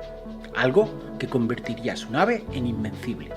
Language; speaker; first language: Spanish; native; Spanish